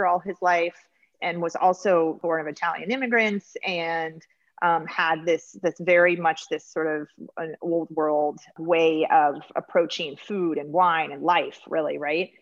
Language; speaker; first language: English; native; English